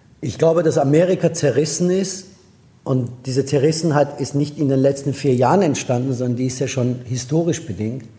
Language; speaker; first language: German; non-native, fluent; Persian